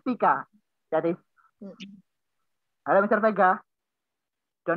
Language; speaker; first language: English; non-native, learner; Indonesian